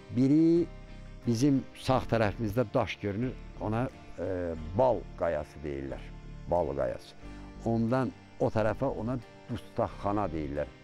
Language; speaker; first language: Azerbaijani; non-native, local second language; Talysh